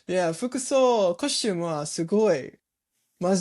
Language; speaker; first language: Japanese; non-native, learner; English